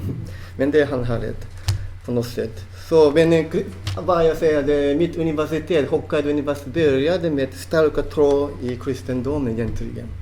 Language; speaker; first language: Swedish; non-native, fluent; Japanese